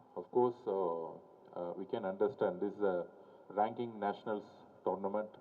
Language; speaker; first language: English; non-native, local second language; Tamil